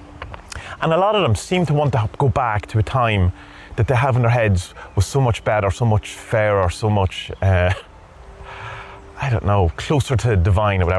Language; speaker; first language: English; native; English